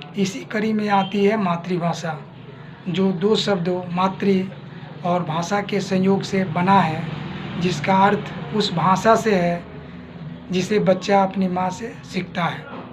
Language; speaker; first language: Hindi; native; Hindi